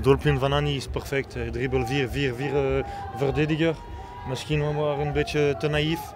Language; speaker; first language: Dutch; non-native, learner; French